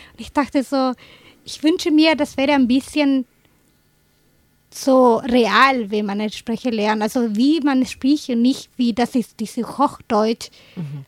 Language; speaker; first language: German; non-native, learner; Spanish